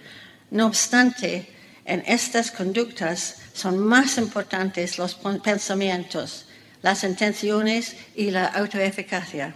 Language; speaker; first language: Spanish; non-native, fluent; English